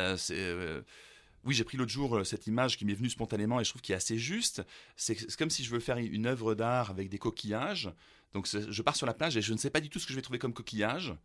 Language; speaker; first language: French; early bilingual, other home language; German